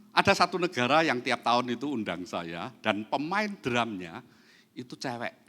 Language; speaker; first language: Indonesian; non-native, local second language; Javanese